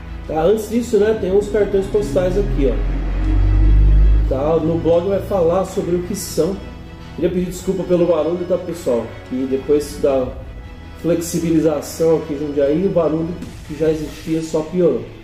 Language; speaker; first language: Portuguese; native; Portuguese